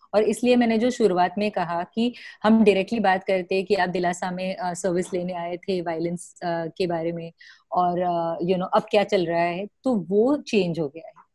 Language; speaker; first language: Hindi; non-native, local second language; Marathi